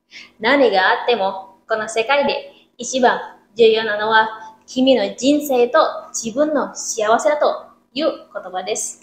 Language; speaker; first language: Japanese; non-native, learner; Indonesian